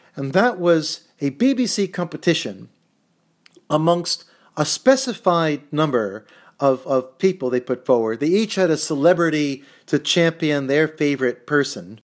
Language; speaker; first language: English; native; English